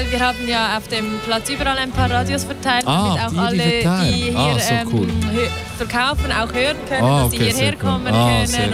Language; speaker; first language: German; native; German